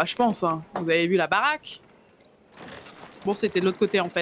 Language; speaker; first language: French; native; French